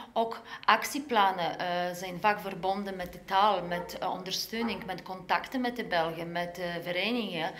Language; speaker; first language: Dutch; non-native, fluent; Polish